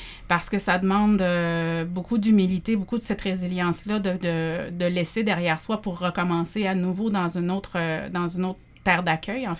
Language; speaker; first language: French; native; French